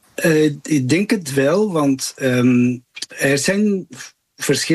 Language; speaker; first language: Dutch; non-native, fluent; Spanish